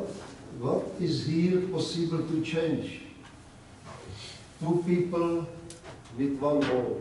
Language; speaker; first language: English; non-native, learner; Czech